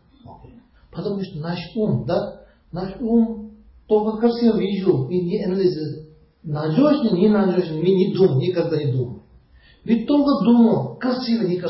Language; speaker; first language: Russian; non-native, learner; Tibetan